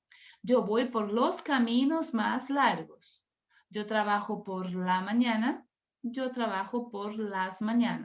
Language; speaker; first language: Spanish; non-native, fluent; Portuguese